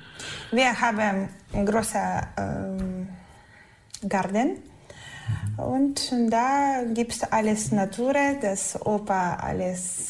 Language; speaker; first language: German; non-native, learner; Ukrainian